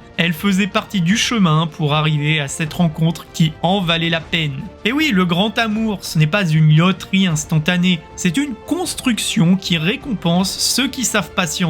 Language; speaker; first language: French; native; French